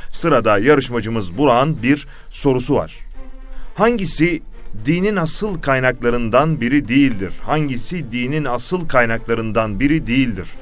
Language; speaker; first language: Turkish; native; Turkish